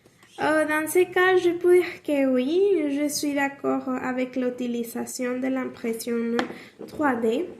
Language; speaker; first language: French; non-native, learner; Spanish